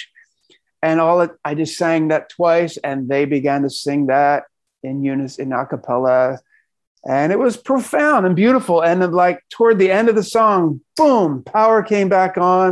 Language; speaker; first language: English; native; English